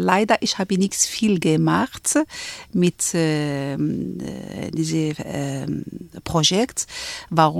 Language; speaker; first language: German; non-native, learner; Arabic